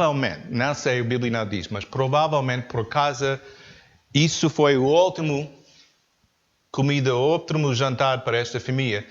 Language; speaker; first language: Portuguese; non-native, learner; English